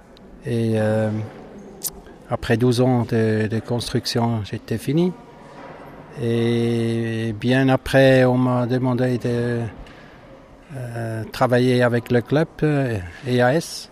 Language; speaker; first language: French; non-native, fluent; German